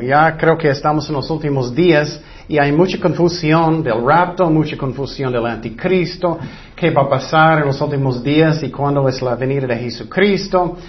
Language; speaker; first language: Spanish; non-native, fluent; English